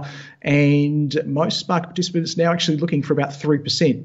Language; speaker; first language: English; native; English